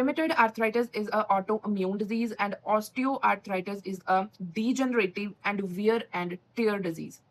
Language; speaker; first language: English; non-native, local second language; Punjabi